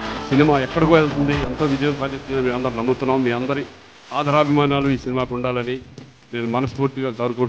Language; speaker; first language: Telugu; native; Telugu